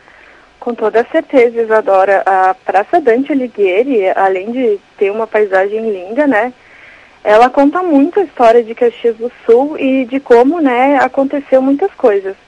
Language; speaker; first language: Portuguese; native; Portuguese